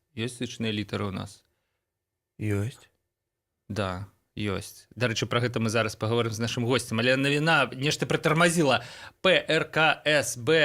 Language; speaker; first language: Belarusian; non-native, local second language; Russian